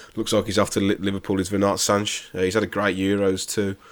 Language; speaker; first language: English; native; English